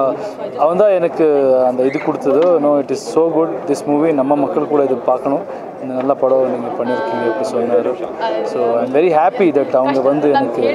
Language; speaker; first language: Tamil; non-native, learner; Kannada